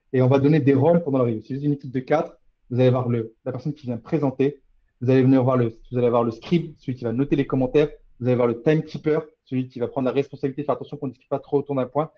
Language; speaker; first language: French; native; French